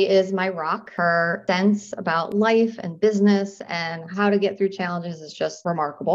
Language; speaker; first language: English; native; English